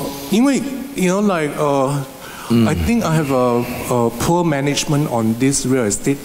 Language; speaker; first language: English; non-native, local second language; Min Nan Chinese